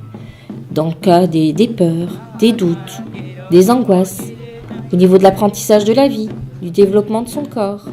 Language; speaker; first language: French; native; French